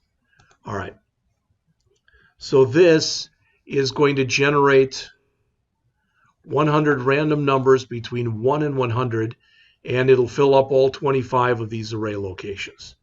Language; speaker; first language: English; native; English